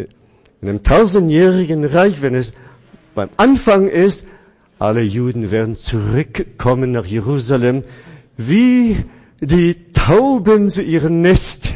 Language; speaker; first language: German; non-native, fluent; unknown